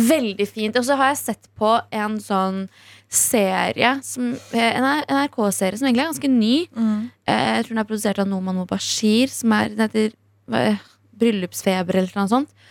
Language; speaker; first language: Norwegian; early bilingual, other home language; Kurdish